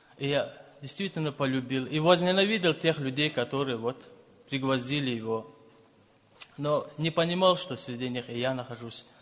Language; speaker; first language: Russian; non-native, local second language; Lezghian